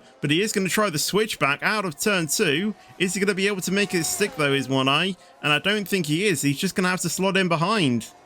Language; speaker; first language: English; native; English